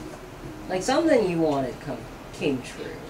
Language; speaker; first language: English; native; English